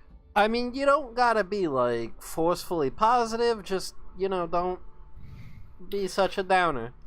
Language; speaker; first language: English; native; English